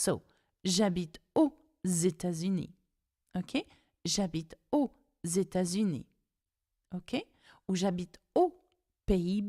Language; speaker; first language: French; non-native, fluent; English